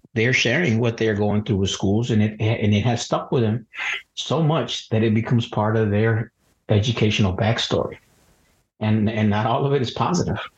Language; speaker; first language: English; early bilingual, other home language; Spanish